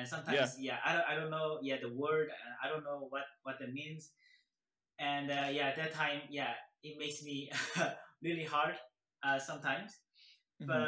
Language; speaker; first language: English; non-native, learner; Korean